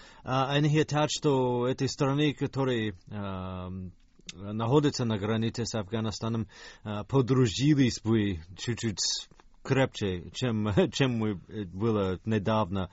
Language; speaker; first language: Russian; non-native, fluent; English